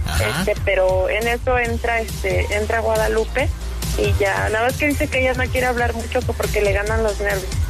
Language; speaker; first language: Spanish; native; Spanish